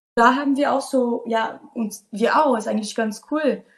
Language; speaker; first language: German; non-native, fluent; Portuguese